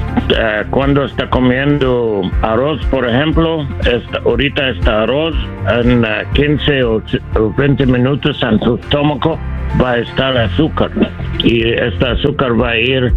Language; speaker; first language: Spanish; non-native, learner; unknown